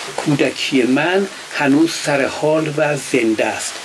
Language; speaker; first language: Persian; native; Persian